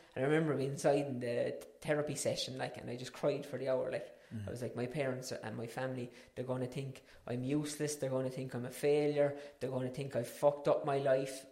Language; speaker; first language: English; native; English